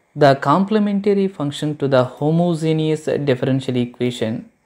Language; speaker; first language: English; non-native, local second language; Telugu